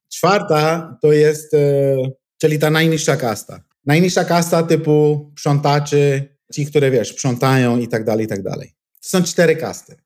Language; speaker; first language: Polish; non-native, fluent; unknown